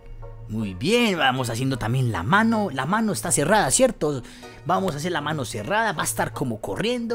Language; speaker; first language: Spanish; native; Spanish